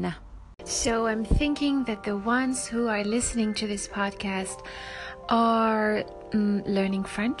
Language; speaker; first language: English; non-native, fluent; French